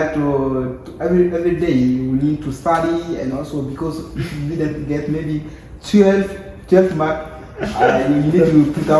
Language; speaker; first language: English; non-native, learner; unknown